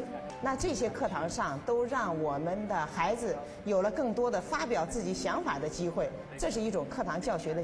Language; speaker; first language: Chinese; native; Chinese